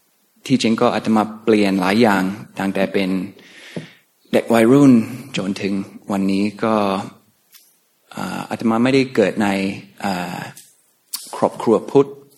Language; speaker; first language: Thai; non-native, fluent; English